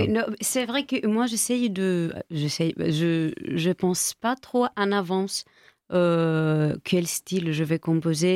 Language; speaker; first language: French; non-native, fluent; Greek